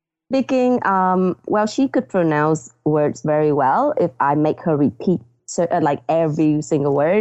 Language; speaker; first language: English; non-native, fluent; Vietnamese